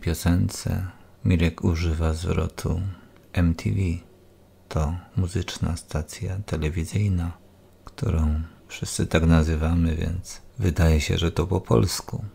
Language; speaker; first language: Polish; native; Polish